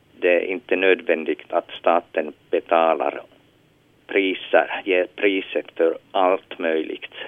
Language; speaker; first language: Swedish; non-native, local second language; Finnish